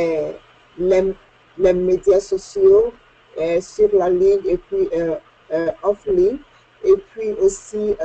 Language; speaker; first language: French; non-native, fluent; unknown